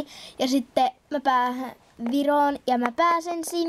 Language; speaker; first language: Finnish; native; Finnish